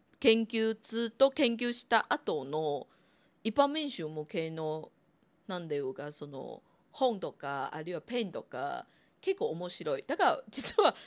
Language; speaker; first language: Japanese; non-native, fluent; Chinese